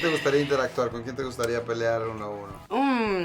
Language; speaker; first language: Spanish; native; Spanish